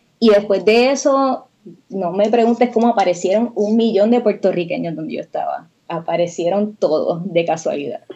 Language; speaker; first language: Spanish; native; Spanish